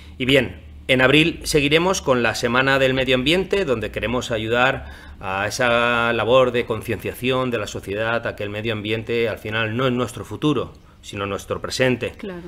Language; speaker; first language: Spanish; non-native, local second language; Catalan